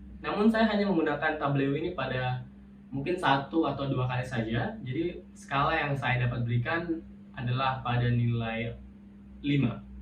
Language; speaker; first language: Indonesian; native; Indonesian